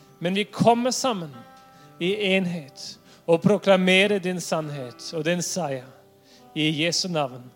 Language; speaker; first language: Norwegian; non-native, fluent; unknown